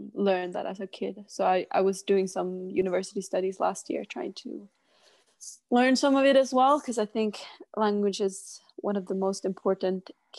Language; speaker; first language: English; non-native, fluent; Swedish